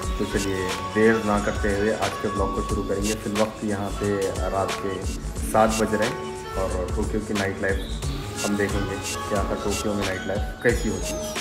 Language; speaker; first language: Hindi; native; Hindi